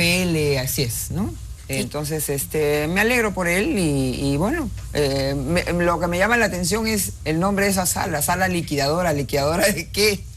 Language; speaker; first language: Spanish; native; Spanish